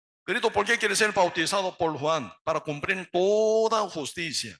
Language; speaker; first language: Spanish; non-native, learner; Korean